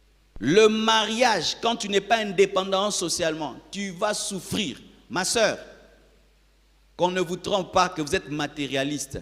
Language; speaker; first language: French; non-native, local second language; Lingala